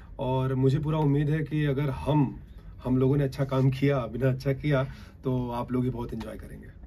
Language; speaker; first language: Hindi; native; Hindi